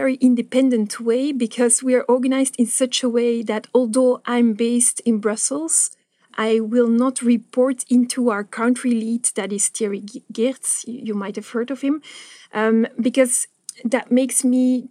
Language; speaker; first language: English; non-native, fluent; Dutch